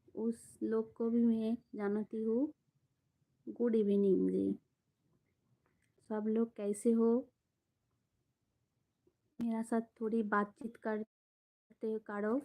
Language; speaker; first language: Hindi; non-native, local second language; Bangla